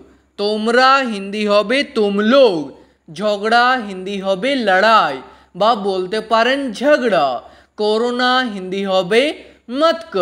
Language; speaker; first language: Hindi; non-native, fluent; Bangla